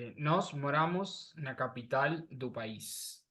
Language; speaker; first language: Portuguese; non-native, learner; Spanish